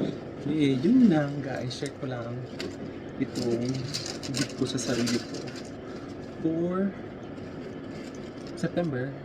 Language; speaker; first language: Filipino; native; Filipino